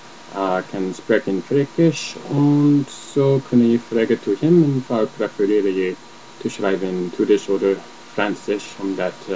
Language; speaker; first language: German; non-native, learner; English